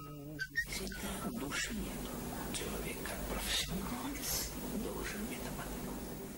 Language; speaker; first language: Russian; non-native, learner; Croatian